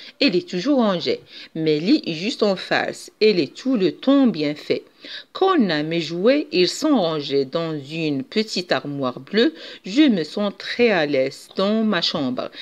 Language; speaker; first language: French; non-native, local second language; Arabic